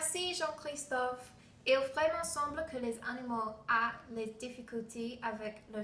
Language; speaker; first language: French; non-native, learner; English